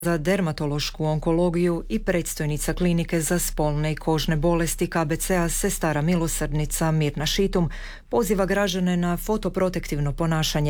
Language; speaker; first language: Serbian; native; Serbian